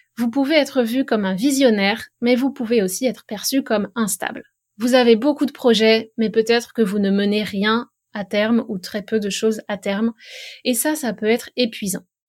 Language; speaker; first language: French; native; French